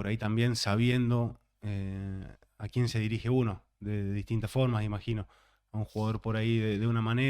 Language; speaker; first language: Spanish; native; Spanish